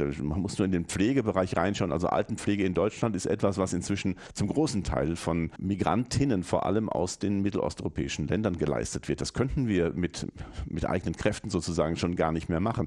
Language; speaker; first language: German; native; German